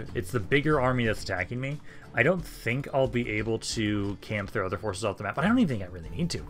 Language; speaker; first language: English; native; English